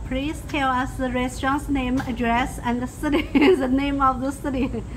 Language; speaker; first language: English; non-native, learner; Chinese